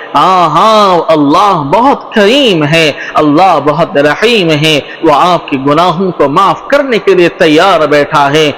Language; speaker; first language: Urdu; native; Urdu